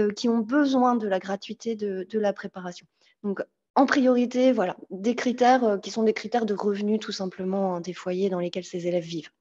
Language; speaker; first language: French; native; French